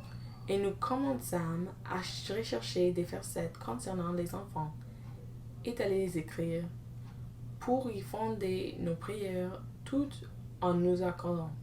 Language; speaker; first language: French; non-native, learner; English